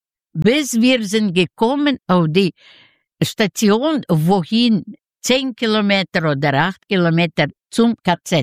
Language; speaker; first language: German; non-native, learner; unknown